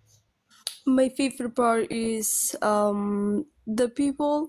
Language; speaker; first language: English; non-native, learner; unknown